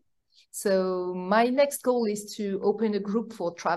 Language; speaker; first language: English; non-native, fluent; French